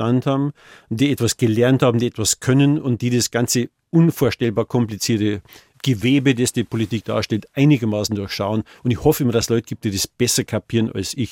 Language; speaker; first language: German; native; German